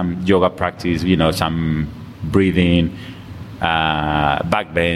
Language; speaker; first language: English; non-native, fluent; Spanish